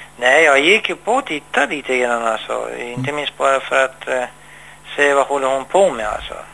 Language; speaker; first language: Swedish; non-native, fluent; Persian